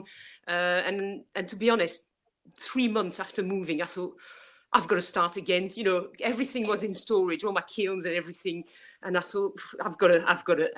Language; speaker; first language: English; non-native, fluent; French